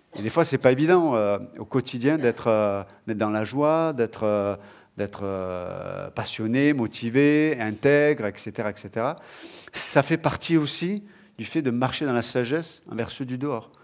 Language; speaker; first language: French; native; French